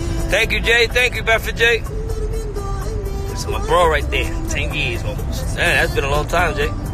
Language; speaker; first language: English; early bilingual, other home language; Spanish